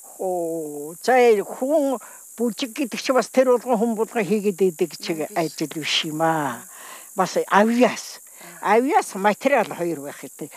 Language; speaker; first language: Mongolian; native; Mongolian